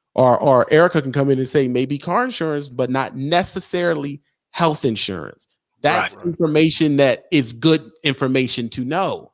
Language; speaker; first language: English; native; English